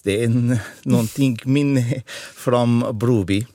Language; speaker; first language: Swedish; non-native, fluent; Arabic